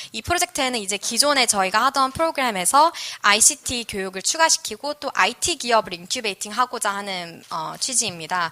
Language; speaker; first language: Korean; native; Korean